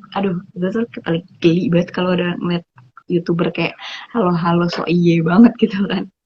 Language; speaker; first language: Indonesian; native; Indonesian